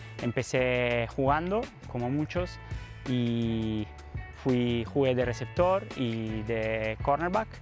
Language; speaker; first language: Spanish; non-native, fluent; Italian